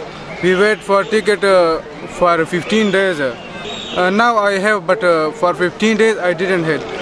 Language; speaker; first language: English; non-native, learner; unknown